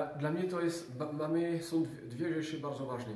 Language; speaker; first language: Polish; non-native, learner; French